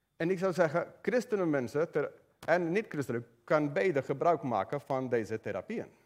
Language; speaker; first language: Dutch; non-native, fluent; Spanish